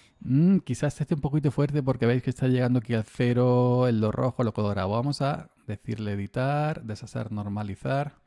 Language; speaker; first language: Spanish; native; Spanish